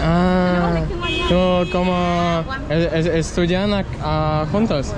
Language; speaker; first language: Spanish; non-native, learner; Russian